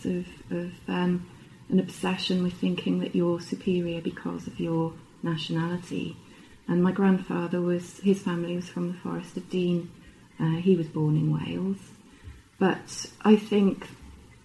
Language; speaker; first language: English; native; English